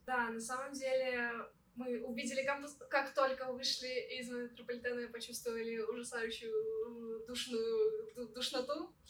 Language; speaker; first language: Russian; native; Russian